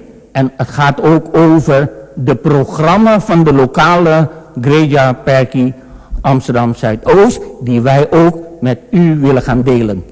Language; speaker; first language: Dutch; non-native, fluent; Indonesian